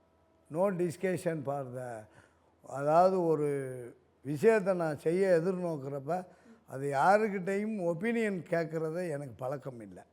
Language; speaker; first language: Tamil; native; Tamil